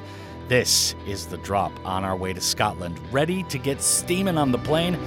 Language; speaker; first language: English; native; English